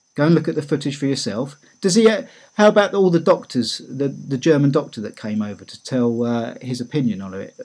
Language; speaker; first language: English; native; English